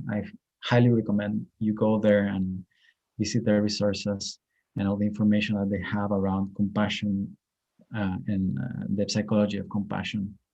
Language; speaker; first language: English; non-native, fluent; Spanish